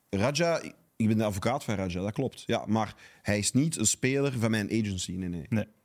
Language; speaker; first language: Dutch; native; Dutch